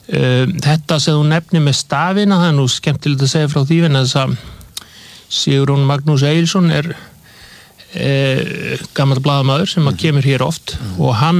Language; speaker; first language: Icelandic; native; Icelandic